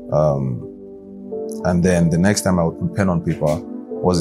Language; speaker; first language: English; non-native, local second language; Yoruba